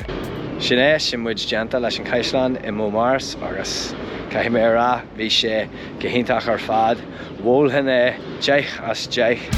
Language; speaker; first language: Irish; non-native, local second language; English